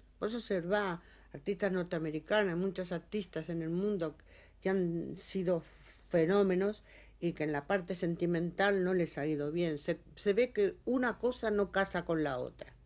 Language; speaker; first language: Spanish; native; Spanish